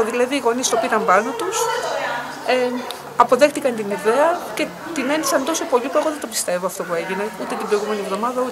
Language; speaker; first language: Greek; native; Greek